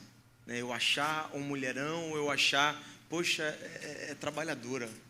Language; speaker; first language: Portuguese; native; Portuguese